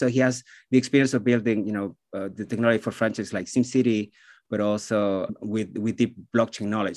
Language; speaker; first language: English; non-native, fluent; Spanish